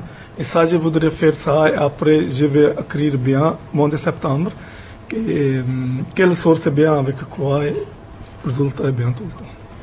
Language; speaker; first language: French; non-native, fluent; Punjabi